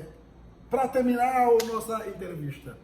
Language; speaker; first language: Portuguese; non-native, fluent; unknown